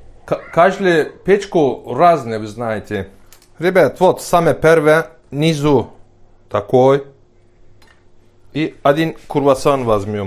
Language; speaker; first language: Russian; non-native, learner; Turkish